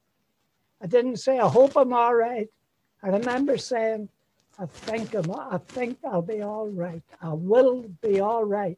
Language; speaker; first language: English; native; English